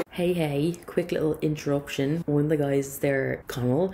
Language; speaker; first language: English; native; English